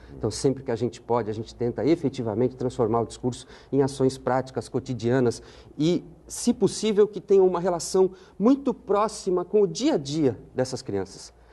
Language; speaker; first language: Portuguese; native; Portuguese